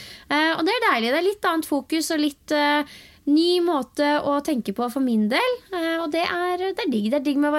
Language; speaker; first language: Norwegian; native; Norwegian